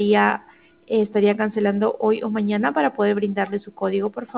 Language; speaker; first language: Spanish; native; Spanish